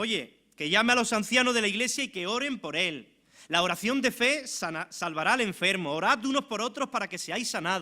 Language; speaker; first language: Spanish; native; Spanish